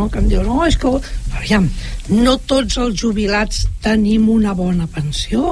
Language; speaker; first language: Catalan; native; Catalan